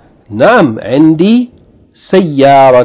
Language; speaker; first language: Arabic; non-native, fluent; English